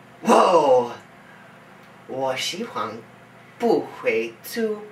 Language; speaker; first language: Chinese; non-native, learner; English